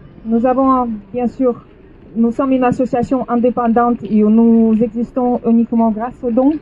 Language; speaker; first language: French; non-native, fluent; Russian